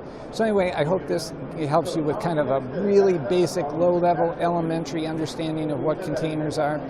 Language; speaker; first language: English; native; English